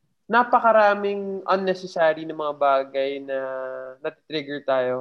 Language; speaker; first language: Filipino; native; Filipino